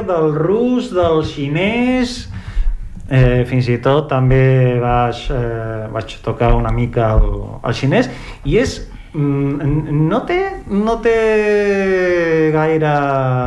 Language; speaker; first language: Catalan; non-native, local second language; Spanish